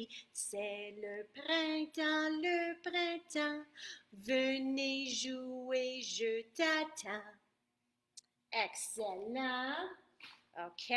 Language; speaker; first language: French; non-native, fluent; English